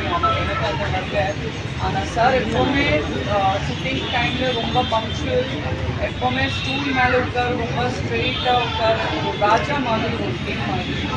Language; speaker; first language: Tamil; non-native, learner; Gujarati